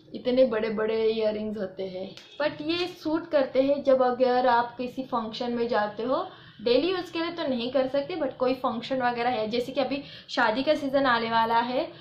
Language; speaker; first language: Hindi; non-native, local second language; Marathi